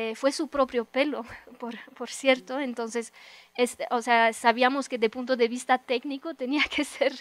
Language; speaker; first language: Spanish; non-native, fluent; Romanian